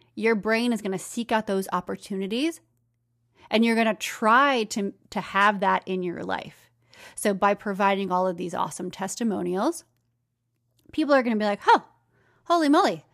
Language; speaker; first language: English; native; English